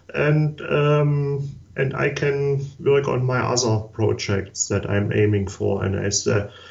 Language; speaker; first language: English; non-native, learner; German